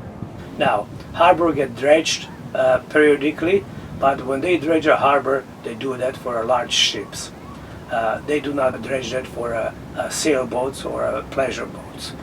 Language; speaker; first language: English; non-native, fluent; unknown